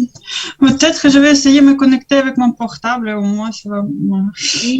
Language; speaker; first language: French; non-native, learner; Ukrainian